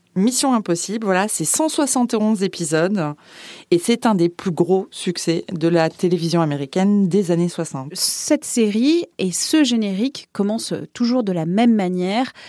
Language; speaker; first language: French; native; French